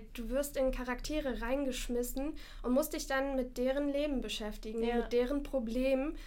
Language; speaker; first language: German; non-native, fluent; Russian